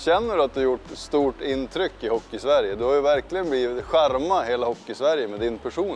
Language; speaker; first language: Swedish; native; Swedish